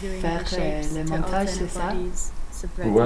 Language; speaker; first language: French; non-native, learner; English